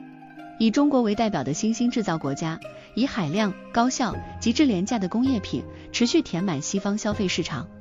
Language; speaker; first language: Chinese; native; Chinese